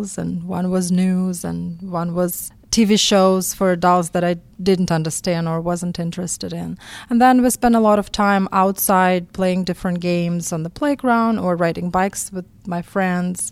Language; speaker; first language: English; non-native, fluent; Russian